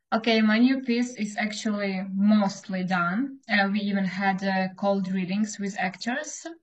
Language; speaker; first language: English; non-native, fluent; Ukrainian